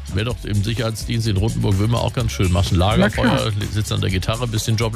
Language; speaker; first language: German; native; German